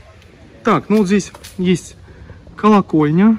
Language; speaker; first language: Russian; native; Russian